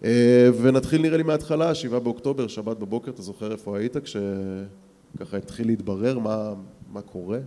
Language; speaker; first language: Hebrew; native; Hebrew